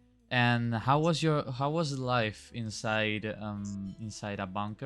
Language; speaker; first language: English; non-native, fluent; Spanish